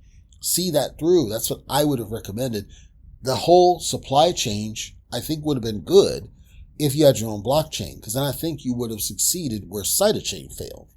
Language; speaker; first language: English; native; English